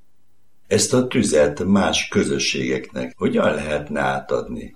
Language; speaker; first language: Hungarian; native; Hungarian